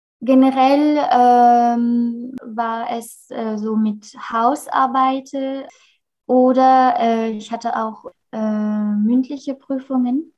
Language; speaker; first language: German; non-native, fluent; French